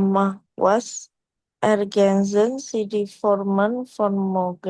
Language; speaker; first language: German; non-native, learner; Indonesian